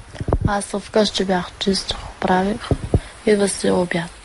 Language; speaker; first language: Bulgarian; non-native, local second language; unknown